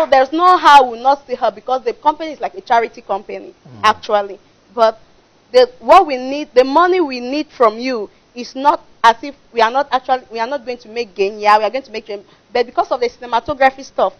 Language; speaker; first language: English; non-native, local second language; French